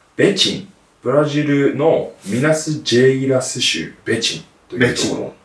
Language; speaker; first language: Japanese; native; Japanese